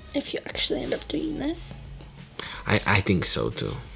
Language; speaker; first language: English; non-native, fluent; Serbian